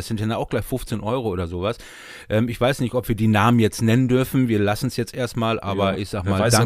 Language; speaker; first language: German; native; German